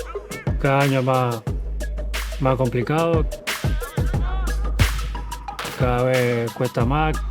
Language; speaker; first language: Spanish; non-native, fluent; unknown